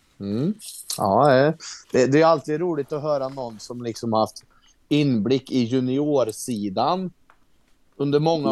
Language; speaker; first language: Swedish; native; Swedish